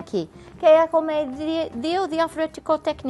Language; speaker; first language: Greek; non-native, learner; English